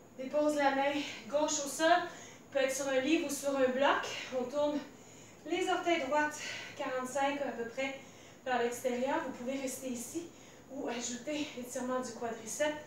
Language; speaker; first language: French; native; French